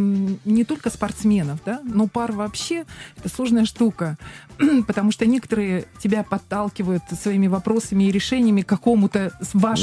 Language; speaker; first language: Russian; native; Russian